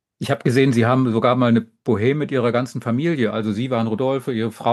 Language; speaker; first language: German; native; German